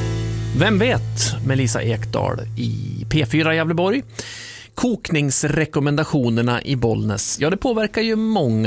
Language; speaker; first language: Swedish; native; Swedish